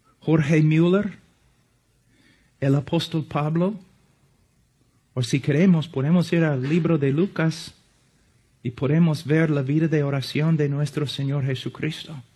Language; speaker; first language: Spanish; non-native, fluent; English